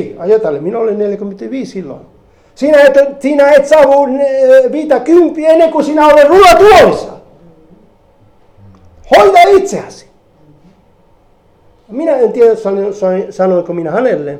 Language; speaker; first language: Finnish; non-native, fluent; Spanish